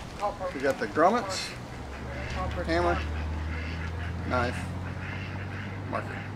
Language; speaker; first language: English; native; English